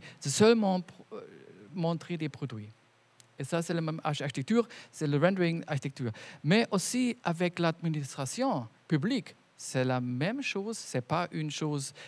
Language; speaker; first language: French; non-native, fluent; German